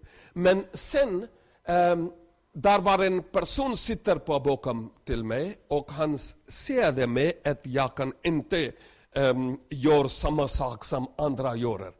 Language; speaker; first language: Swedish; non-native, learner; Urdu